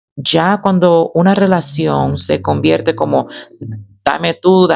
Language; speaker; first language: Spanish; early bilingual, other home language; English